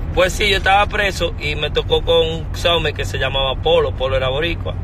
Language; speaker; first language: Spanish; early bilingual, heritage; Spanish